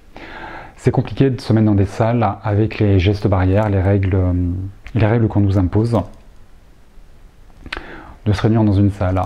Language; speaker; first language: French; native; French